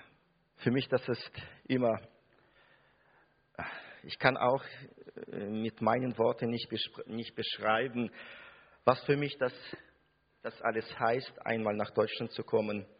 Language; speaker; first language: German; non-native, fluent; Russian